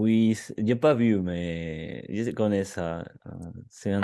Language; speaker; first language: French; non-native, learner; Spanish